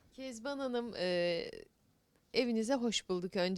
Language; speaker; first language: Turkish; native; Turkish